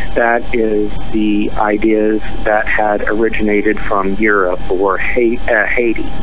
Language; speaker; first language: English; native; English